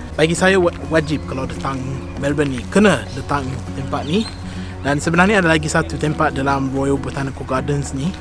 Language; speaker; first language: Malay; non-native, fluent; English